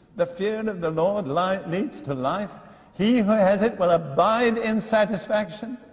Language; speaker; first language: English; native; English